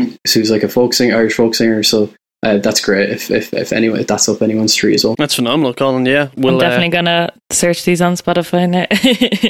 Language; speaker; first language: English; native; English